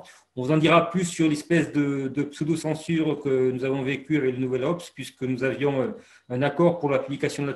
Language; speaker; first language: French; native; French